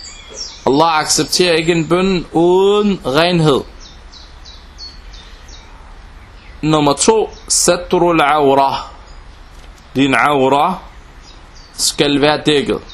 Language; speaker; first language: Danish; non-native, local second language; Arabic